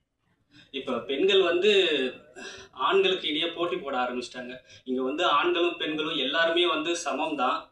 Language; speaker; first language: Tamil; native; Tamil